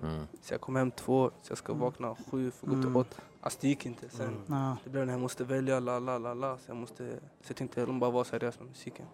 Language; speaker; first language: Swedish; early bilingual, other home language; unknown